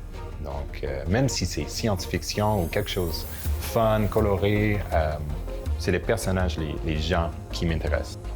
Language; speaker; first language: French; non-native, local second language; English